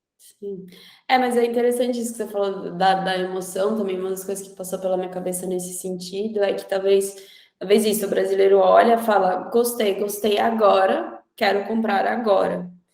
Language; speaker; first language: Portuguese; native; Portuguese